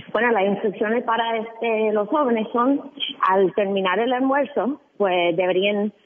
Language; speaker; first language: Spanish; non-native, fluent; English